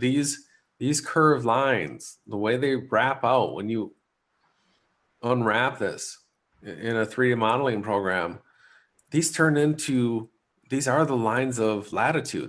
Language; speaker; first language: English; native; English